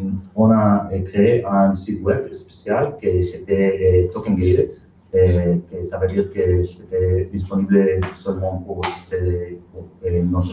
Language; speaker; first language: French; non-native, learner; Spanish